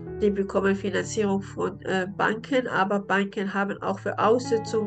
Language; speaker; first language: German; non-native, learner; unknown